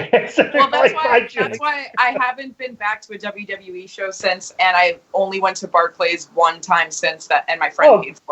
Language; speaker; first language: English; native; English